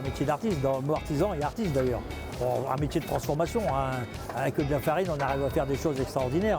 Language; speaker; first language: French; native; French